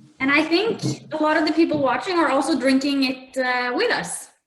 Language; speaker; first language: English; non-native, fluent; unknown